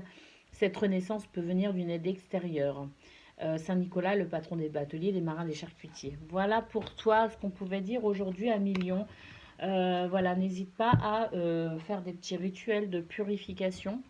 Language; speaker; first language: French; native; French